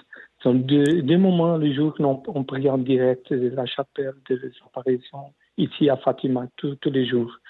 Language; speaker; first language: French; non-native, learner; Portuguese